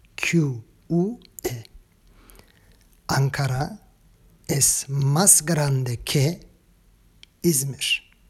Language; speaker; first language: Spanish; non-native, learner; Turkish